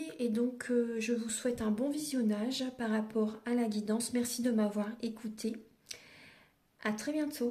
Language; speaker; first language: French; native; French